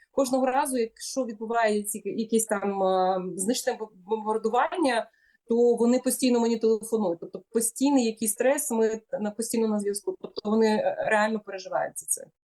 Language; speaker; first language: Ukrainian; native; Ukrainian